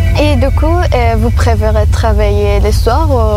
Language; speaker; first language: French; non-native, learner; Persian